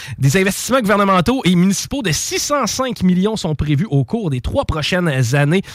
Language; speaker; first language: French; native; French